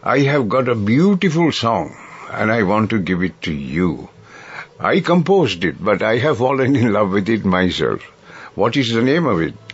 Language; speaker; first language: English; non-native, local second language; Sinhala